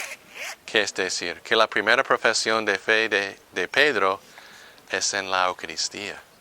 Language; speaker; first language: Spanish; non-native, fluent; English